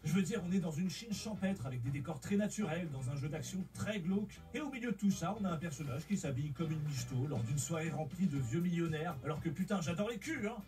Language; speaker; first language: French; native; French